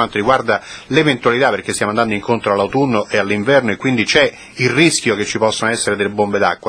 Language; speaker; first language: Italian; native; Italian